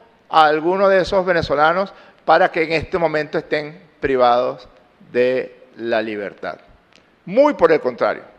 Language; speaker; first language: Spanish; native; Spanish